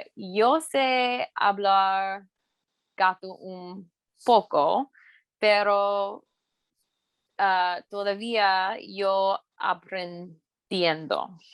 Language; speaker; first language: Spanish; non-native, learner; English